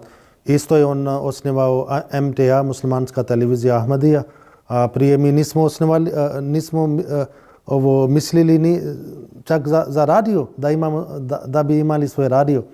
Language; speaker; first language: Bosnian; non-native, learner; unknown